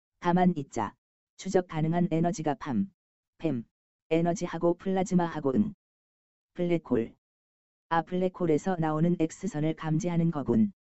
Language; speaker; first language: Korean; native; Korean